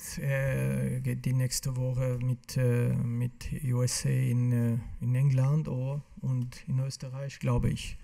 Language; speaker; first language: German; non-native, local second language; French